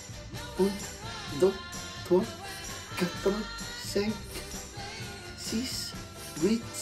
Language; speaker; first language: French; non-native, learner; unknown